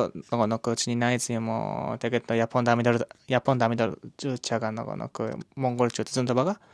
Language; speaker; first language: Mongolian; non-native, learner; Japanese